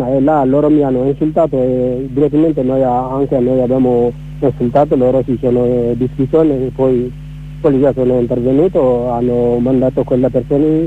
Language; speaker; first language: Italian; non-native, learner; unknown